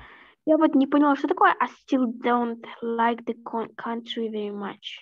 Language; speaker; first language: English; non-native, learner; Russian